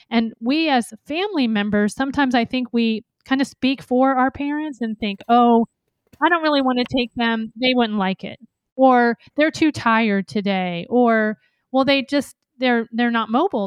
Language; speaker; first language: English; native; English